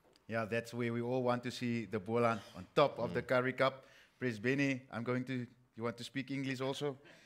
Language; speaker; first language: English; non-native, local second language; Afrikaans